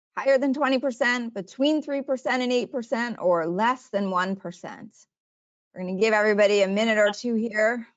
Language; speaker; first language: English; native; English